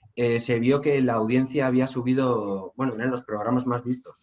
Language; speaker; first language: Spanish; native; Spanish